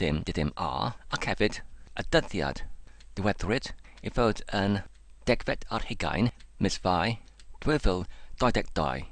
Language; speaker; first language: Welsh; non-native, learner; English